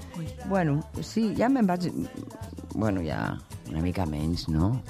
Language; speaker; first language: Catalan; non-native, local second language; Spanish